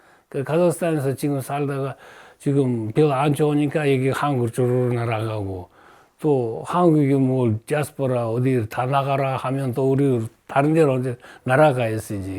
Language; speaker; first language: Korean; early bilingual, heritage; Russian